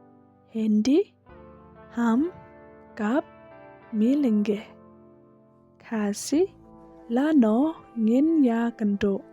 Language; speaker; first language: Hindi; non-native, learner; Khasi